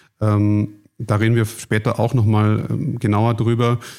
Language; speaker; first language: German; native; German